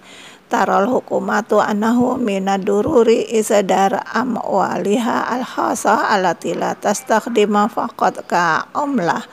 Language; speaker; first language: Arabic; non-native, fluent; Indonesian